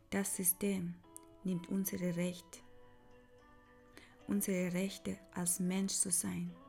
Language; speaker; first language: German; non-native, fluent; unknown